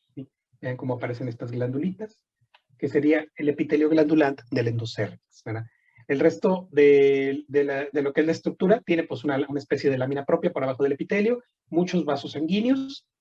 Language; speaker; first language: Spanish; native; Spanish